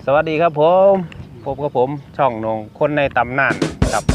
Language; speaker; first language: Thai; native; Thai